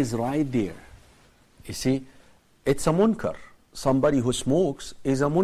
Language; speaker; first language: English; non-native, fluent; Arabic